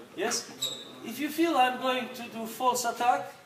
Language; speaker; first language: English; non-native, learner; Polish